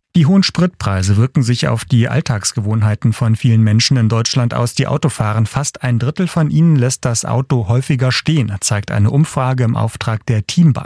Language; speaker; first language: German; native; German